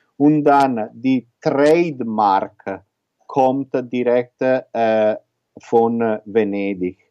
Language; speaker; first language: German; non-native, learner; Italian